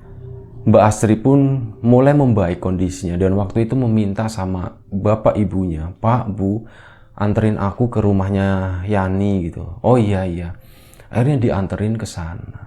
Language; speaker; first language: Indonesian; native; Indonesian